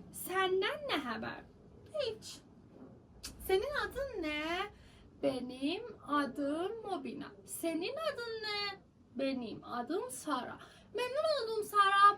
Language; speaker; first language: Turkish; non-native, learner; Persian